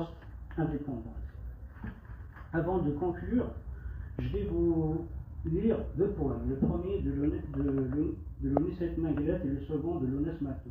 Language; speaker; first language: French; non-native, local second language; Kabyle